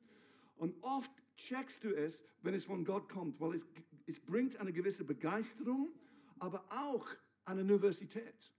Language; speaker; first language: German; non-native, fluent; English